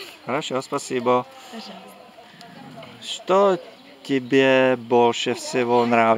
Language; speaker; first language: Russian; non-native, learner; Czech